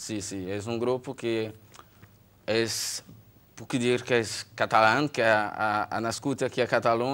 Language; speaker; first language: Catalan; non-native, learner; Portuguese